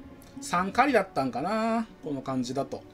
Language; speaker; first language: Japanese; native; Japanese